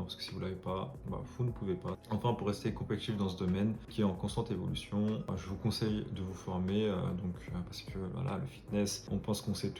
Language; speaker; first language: French; native; French